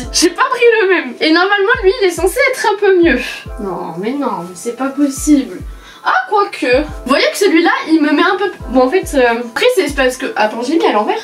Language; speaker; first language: French; native; French